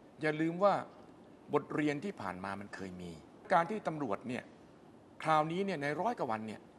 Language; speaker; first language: Thai; native; Thai